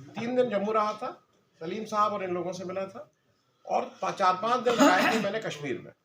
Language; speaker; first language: Hindi; native; Hindi